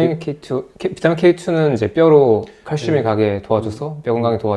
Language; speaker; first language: Korean; native; Korean